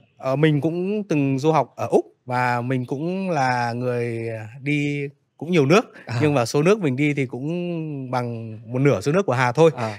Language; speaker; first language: Vietnamese; native; Vietnamese